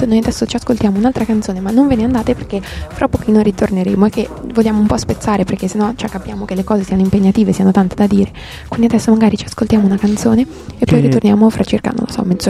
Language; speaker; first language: Italian; native; Italian